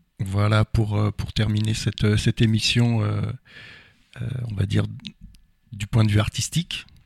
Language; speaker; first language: French; native; French